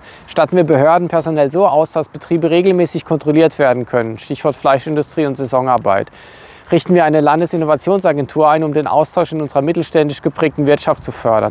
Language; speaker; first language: German; native; German